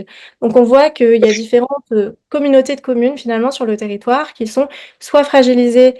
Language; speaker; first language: French; native; French